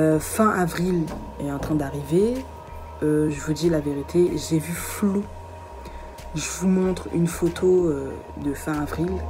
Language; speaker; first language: French; early bilingual, other home language; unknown